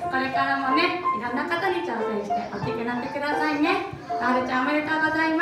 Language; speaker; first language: Japanese; native; Japanese